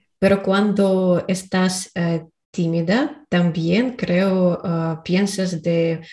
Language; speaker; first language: Spanish; non-native, learner; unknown